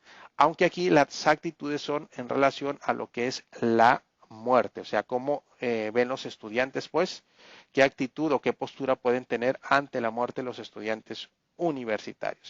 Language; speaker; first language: Spanish; native; Spanish